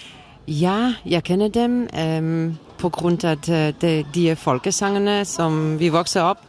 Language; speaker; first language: Danish; non-native, fluent; Polish